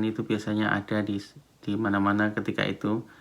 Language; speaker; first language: Indonesian; non-native, local second language; Javanese